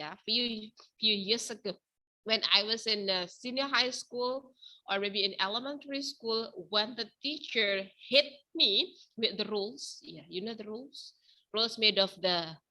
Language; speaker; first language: English; non-native, fluent; Indonesian